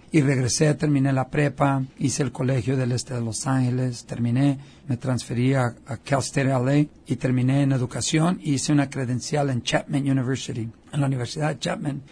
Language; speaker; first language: Spanish; early bilingual, heritage; Spanish